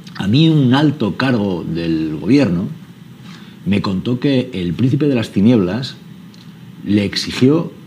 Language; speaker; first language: Spanish; native; Spanish